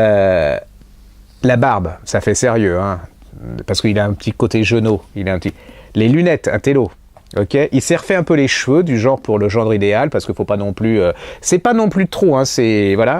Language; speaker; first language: French; native; French